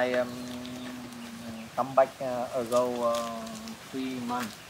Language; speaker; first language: English; non-native, learner; Vietnamese